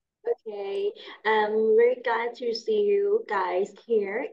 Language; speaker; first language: English; non-native, learner; Thai